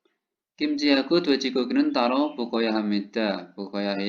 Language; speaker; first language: Korean; non-native, fluent; Indonesian